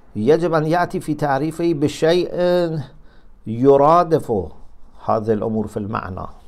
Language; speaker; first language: Arabic; non-native, fluent; Persian